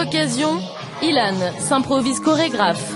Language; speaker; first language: French; native; French